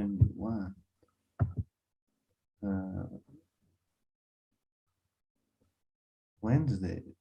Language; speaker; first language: English; non-native, learner; Spanish